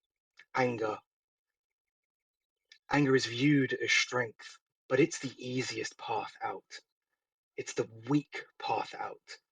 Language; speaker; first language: English; native; English